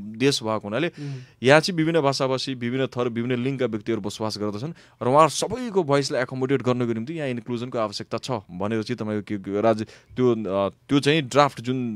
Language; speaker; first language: Nepali; non-native, local second language; Maithili